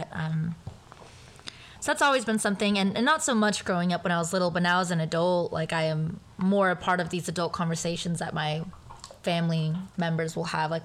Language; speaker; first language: English; native; English